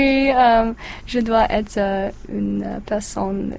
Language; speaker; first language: French; non-native, learner; English